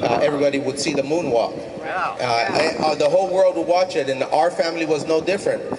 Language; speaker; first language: English; early bilingual, other home language; Spanish